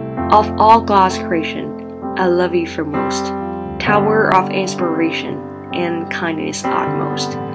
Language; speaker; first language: English; non-native, fluent; Chinese